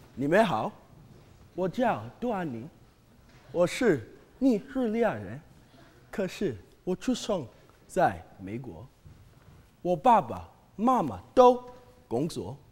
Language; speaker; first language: Chinese; non-native, learner; English